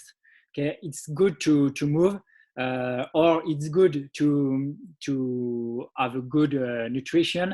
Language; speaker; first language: English; non-native, learner; French